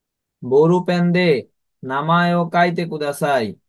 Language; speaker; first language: Japanese; non-native, fluent; Bangla